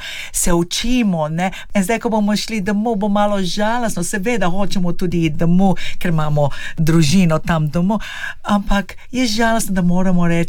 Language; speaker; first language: Slovenian; early bilingual, heritage; English